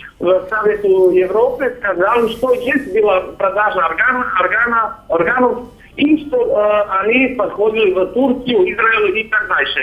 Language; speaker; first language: Russian; non-native, learner; Serbian